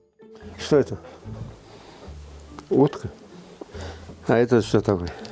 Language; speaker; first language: Russian; non-native, local second language; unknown